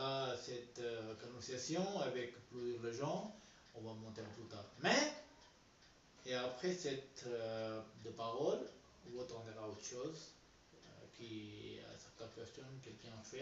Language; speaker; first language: French; non-native, learner; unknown